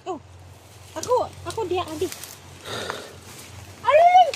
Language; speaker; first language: Cebuano; non-native, local second language; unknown